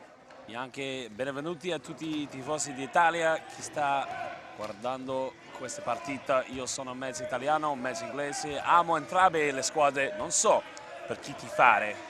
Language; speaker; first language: Italian; non-native, learner; English